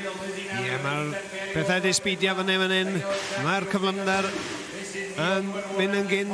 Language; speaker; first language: Welsh; native; Welsh